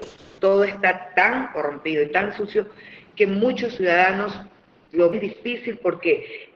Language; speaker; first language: Spanish; native; Spanish